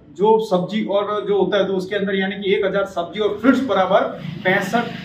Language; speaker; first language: Hindi; non-native, local second language; Gujarati